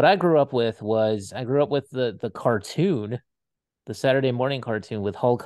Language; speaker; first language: English; native; English